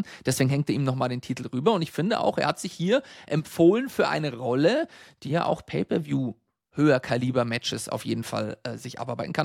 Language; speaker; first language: German; native; German